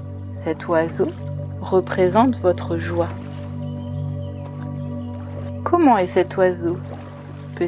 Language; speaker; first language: French; native; French